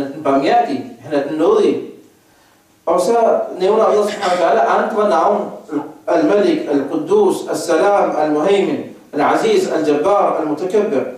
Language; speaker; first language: Danish; non-native, fluent; Arabic